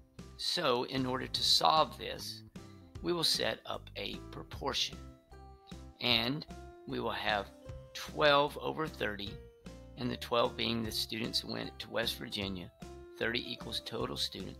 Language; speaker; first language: English; native; English